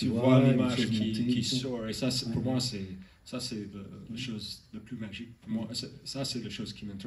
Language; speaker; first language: French; non-native, learner; English